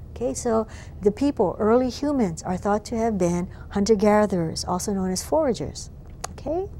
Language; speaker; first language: English; native; English